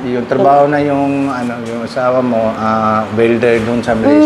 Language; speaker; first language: Filipino; non-native, learner; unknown